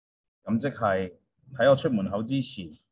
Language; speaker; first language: Chinese; native; Chinese